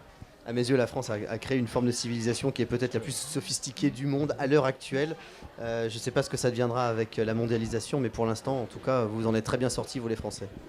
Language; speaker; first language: French; native; French